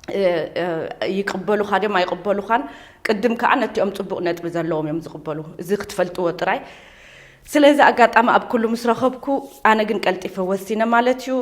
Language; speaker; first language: Tigrinya; early bilingual, heritage; Tigrinya